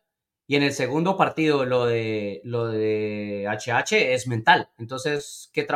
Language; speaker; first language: Spanish; native; Spanish